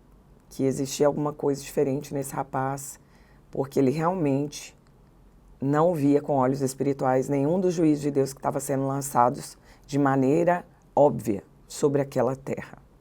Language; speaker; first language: Portuguese; native; Portuguese